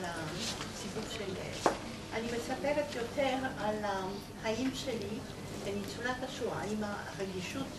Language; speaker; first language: Hebrew; non-native, fluent; Polish